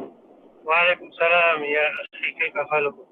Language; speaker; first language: Arabic; non-native, learner; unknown